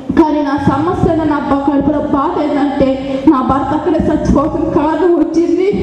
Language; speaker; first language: Telugu; native; Telugu